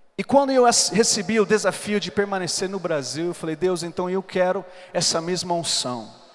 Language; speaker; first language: Portuguese; non-native, fluent; English